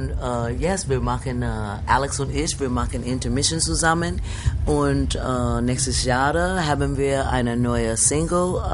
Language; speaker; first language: German; non-native, fluent; English